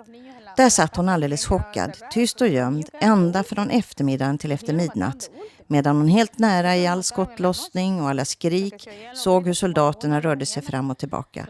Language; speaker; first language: Swedish; native; Swedish